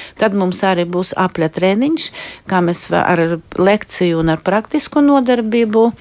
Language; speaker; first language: Latvian; non-native, local second language; Russian